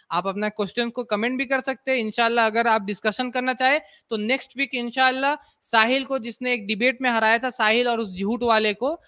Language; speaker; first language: Hindi; native; Hindi